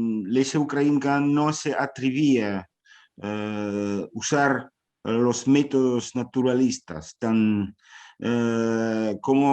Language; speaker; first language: Spanish; non-native, fluent; Ukrainian